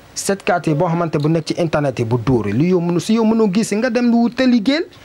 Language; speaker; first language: Wolof; non-native, learner; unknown